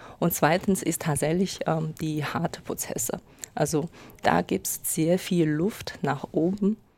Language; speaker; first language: German; non-native, fluent; Chinese